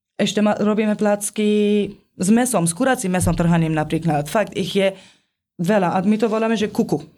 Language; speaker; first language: Slovak; non-native, fluent; Persian